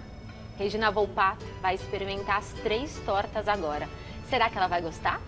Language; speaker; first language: Portuguese; native; Portuguese